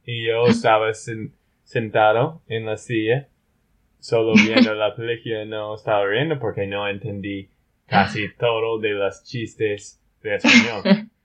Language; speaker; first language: Spanish; non-native, learner; English